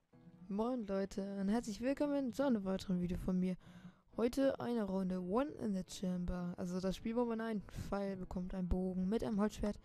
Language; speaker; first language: German; native; German